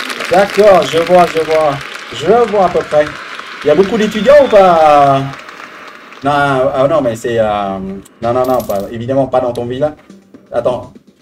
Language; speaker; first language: French; native; French